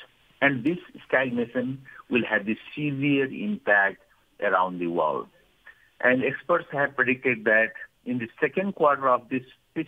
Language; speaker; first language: English; non-native, fluent; Nepali